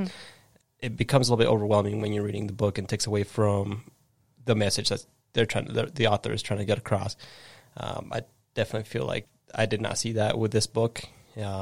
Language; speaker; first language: English; early bilingual, other home language; Spanish